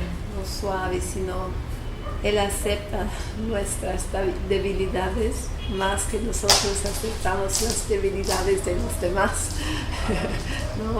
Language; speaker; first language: Spanish; non-native, fluent; English